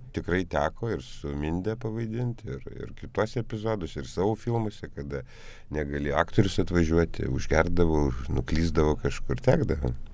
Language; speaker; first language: Lithuanian; native; Lithuanian